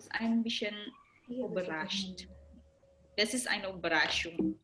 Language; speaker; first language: German; non-native, learner; Indonesian